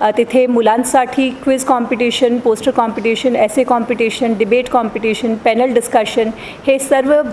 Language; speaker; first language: Marathi; non-native, local second language; Hindi